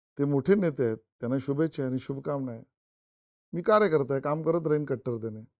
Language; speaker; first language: Marathi; native; Marathi